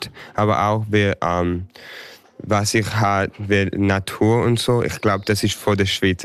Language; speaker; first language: German; early bilingual, heritage; English